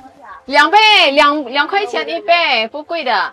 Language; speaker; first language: Chinese; non-native, local second language; Indonesian